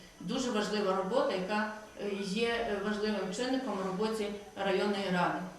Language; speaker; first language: Ukrainian; native; Ukrainian